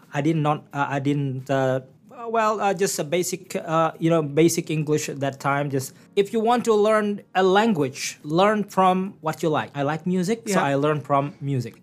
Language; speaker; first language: English; non-native, fluent; Indonesian